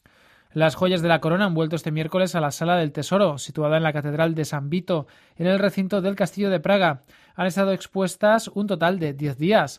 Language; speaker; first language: Spanish; native; Spanish